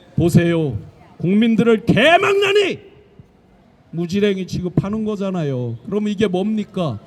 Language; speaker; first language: Korean; native; Korean